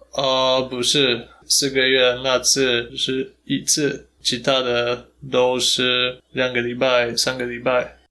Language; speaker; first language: Chinese; non-native, fluent; Polish